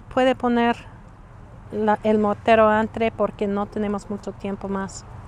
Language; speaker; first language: Spanish; non-native, learner; English